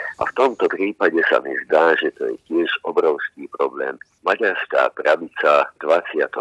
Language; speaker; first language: Slovak; non-native, local second language; Hungarian